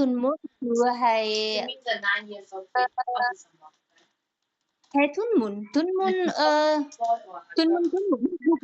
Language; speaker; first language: Cantonese; non-native, learner; Indonesian